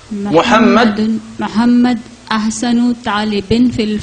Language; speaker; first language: Arabic; non-native, learner; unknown